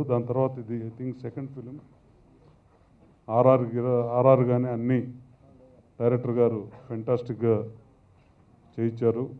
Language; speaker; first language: Telugu; native; Telugu